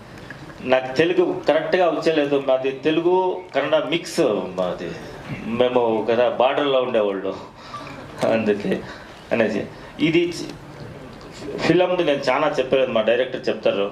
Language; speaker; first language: Telugu; non-native, local second language; Kannada